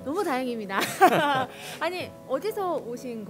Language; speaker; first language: Korean; native; Korean